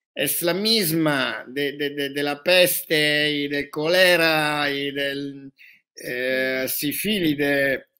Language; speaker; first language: Spanish; non-native, learner; Italian